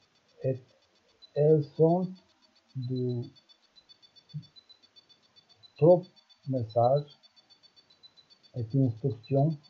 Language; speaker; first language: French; non-native, learner; Romanian